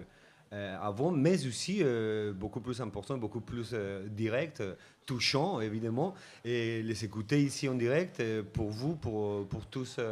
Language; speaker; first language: French; non-native, fluent; Spanish